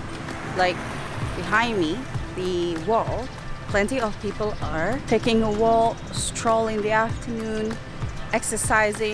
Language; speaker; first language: English; non-native, fluent; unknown